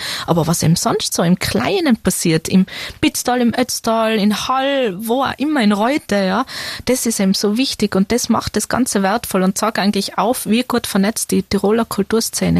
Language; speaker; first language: German; native; German